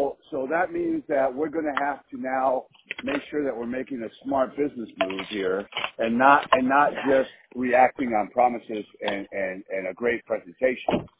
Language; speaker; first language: English; early bilingual, other home language; Spanish